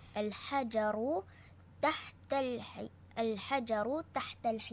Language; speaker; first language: Arabic; non-native, learner; Malay